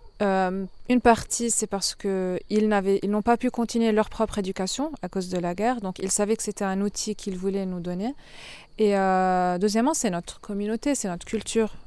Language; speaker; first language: French; non-native, fluent; Arabic